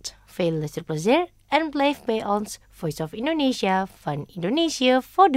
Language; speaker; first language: Dutch; non-native, fluent; Indonesian